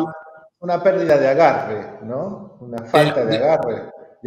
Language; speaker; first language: Spanish; native; Spanish